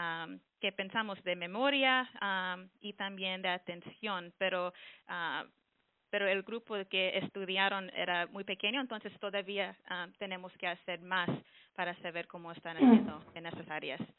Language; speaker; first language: Spanish; early bilingual, heritage; English